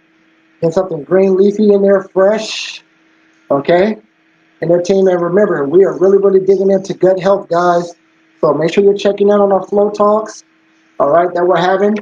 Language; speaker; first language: English; native; English